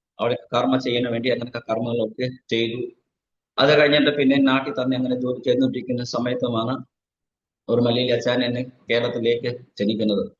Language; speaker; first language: Malayalam; non-native, fluent; Nepali